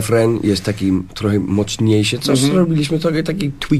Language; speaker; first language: Polish; non-native, learner; English